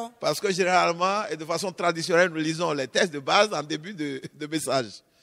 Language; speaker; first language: French; non-native, local second language; Fon